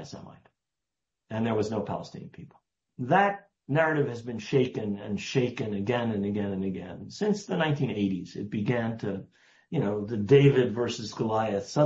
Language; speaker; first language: English; native; English